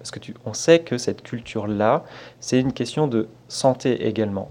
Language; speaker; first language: French; native; French